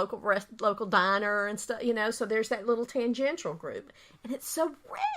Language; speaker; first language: English; native; English